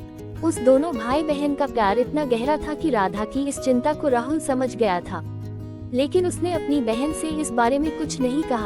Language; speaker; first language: Hindi; native; Hindi